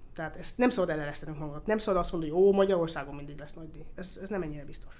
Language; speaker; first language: Hungarian; early bilingual, heritage; Hungarian